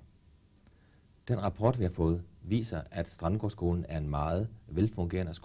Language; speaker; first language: Danish; native; Danish